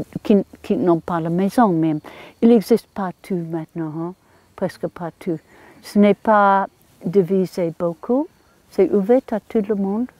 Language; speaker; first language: French; non-native, learner; English